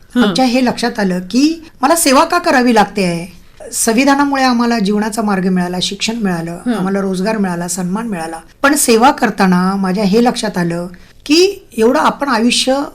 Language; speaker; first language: Marathi; native; Marathi